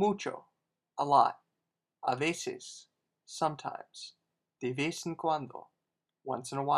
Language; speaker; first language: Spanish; non-native, fluent; English